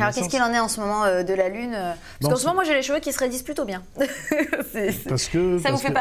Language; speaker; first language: French; native; French